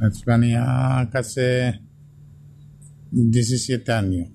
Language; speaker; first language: Spanish; non-native, learner; Bangla